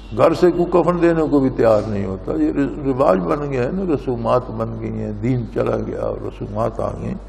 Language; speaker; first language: Urdu; non-native, local second language; Punjabi